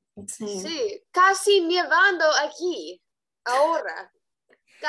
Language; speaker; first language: Spanish; non-native, learner; English